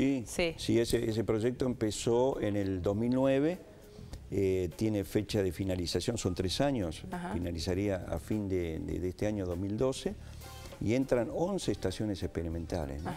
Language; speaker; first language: Spanish; native; Spanish